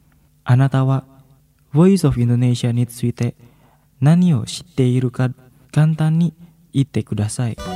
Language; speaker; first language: Japanese; non-native, fluent; Indonesian